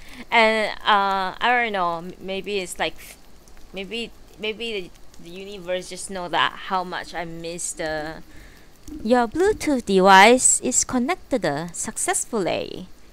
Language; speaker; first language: English; non-native, local second language; Cantonese